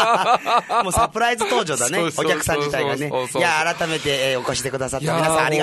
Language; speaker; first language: Japanese; native; Japanese